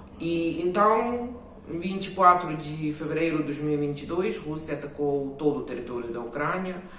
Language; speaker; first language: Portuguese; non-native, fluent; Ukrainian